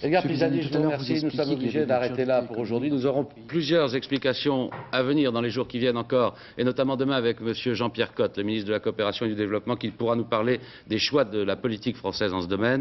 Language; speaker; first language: French; native; French